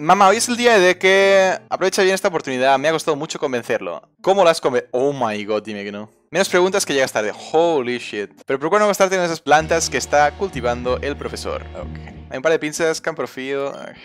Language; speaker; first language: Spanish; native; Spanish